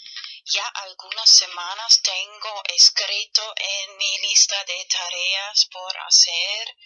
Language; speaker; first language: Spanish; non-native, fluent; German